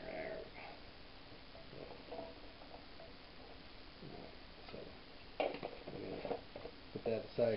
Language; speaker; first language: English; native; English